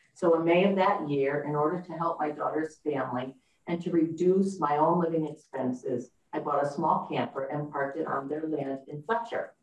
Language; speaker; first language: English; native; English